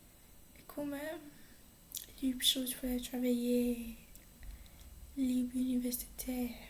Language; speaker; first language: French; non-native, learner; English